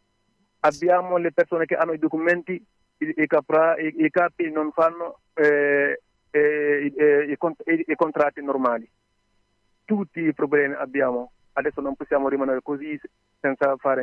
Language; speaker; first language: Italian; non-native, learner; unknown